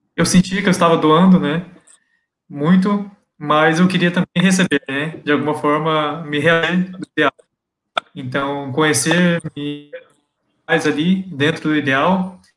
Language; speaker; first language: Portuguese; native; Portuguese